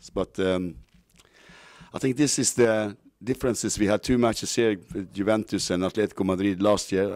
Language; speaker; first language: English; non-native, fluent; Norwegian